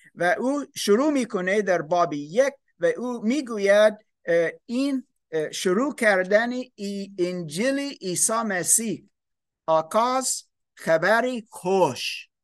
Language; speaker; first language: Persian; non-native, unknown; German